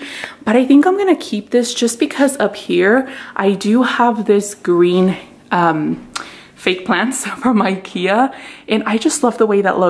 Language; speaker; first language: English; early bilingual, other home language; Spanish